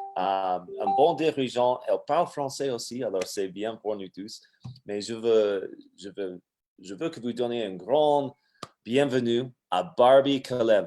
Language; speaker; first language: French; non-native, fluent; English